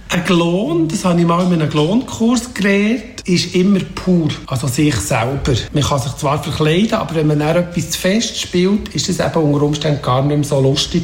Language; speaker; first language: German; native; German